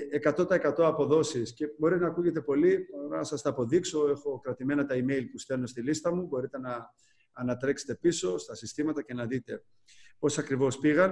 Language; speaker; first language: Greek; native; Greek